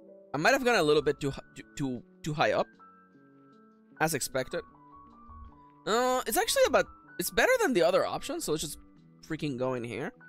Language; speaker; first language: English; native; English